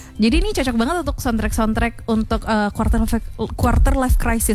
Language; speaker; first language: Indonesian; native; Indonesian